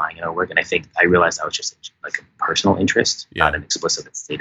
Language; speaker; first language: English; native; English